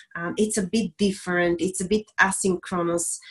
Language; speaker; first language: English; non-native, fluent; Bulgarian